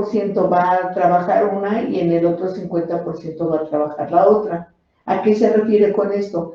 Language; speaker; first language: Spanish; native; Spanish